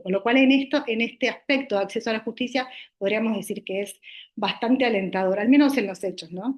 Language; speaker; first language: Spanish; native; Spanish